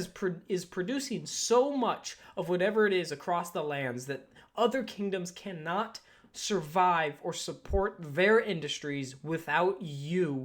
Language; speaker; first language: English; native; English